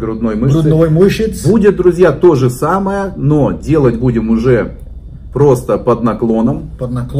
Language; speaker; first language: Russian; native; Russian